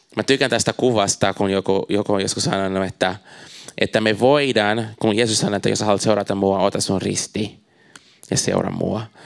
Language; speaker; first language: Finnish; non-native, fluent; Portuguese